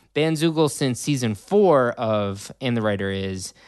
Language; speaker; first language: English; native; English